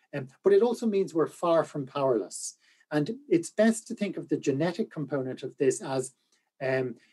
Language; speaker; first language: English; native; English